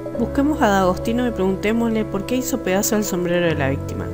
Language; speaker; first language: Spanish; native; Spanish